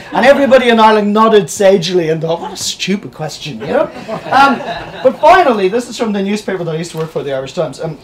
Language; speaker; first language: English; native; English